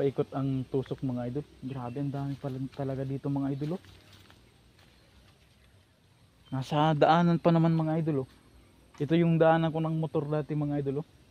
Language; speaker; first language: Filipino; native; Filipino